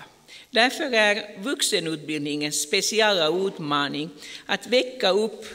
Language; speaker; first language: Swedish; non-native, fluent; Finnish